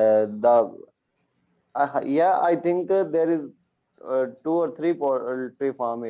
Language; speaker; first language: English; non-native, learner; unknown